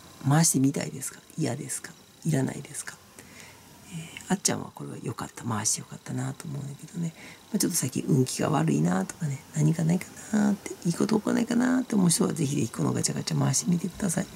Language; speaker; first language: Japanese; native; Japanese